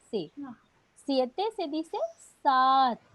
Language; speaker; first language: Spanish; non-native, learner; Hindi